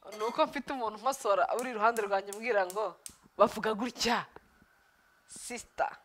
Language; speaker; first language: Kinyarwanda; early bilingual, heritage; Kinyarwanda